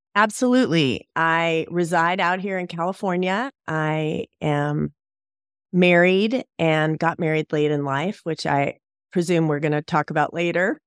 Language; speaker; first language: English; native; English